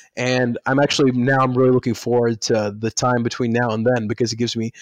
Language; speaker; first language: English; native; English